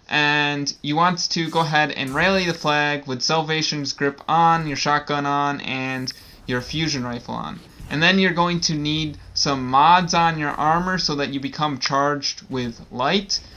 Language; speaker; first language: English; native; English